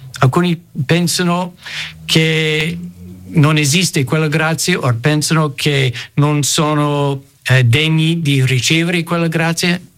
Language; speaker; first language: Italian; non-native, fluent; English